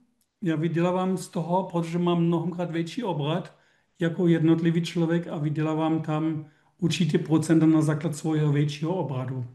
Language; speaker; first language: Czech; non-native, learner; German